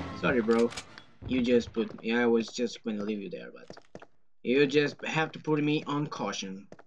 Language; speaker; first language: English; non-native, fluent; Portuguese